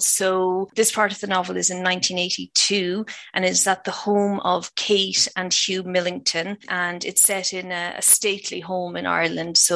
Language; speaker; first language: English; native; English